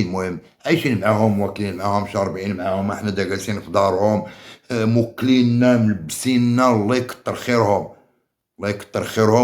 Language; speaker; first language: Arabic; native; Arabic